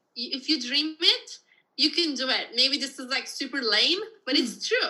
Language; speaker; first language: English; non-native, fluent; Turkish